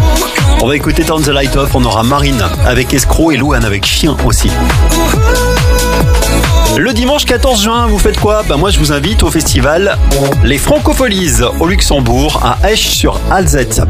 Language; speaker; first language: French; native; French